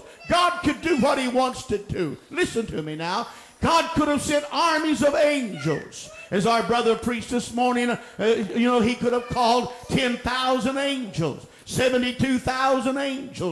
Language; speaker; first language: English; native; English